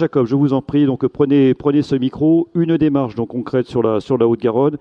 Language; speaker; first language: French; native; French